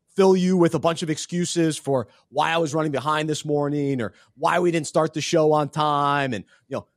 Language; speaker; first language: English; native; English